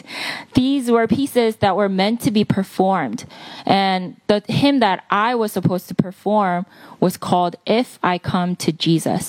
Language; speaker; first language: English; early bilingual, other home language; Korean